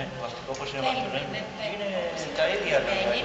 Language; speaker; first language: Greek; early bilingual, heritage; Greek